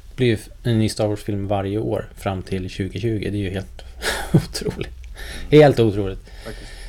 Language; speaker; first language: Swedish; native; Swedish